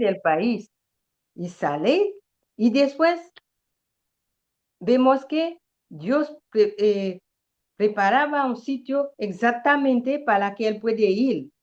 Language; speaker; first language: Spanish; non-native, learner; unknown